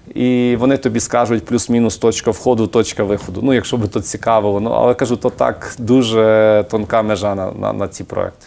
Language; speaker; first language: Ukrainian; native; Ukrainian